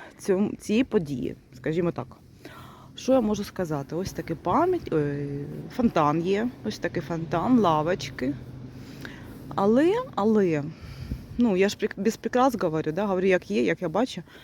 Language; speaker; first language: Ukrainian; non-native, local second language; Russian